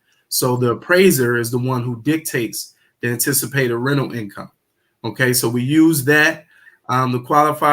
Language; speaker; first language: English; native; English